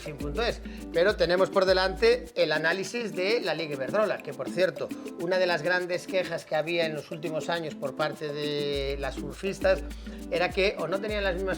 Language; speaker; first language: Spanish; native; Spanish